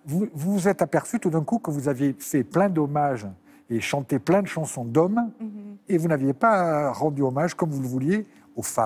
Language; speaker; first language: French; native; French